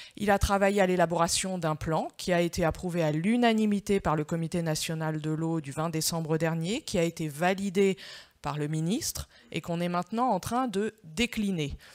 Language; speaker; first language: French; native; French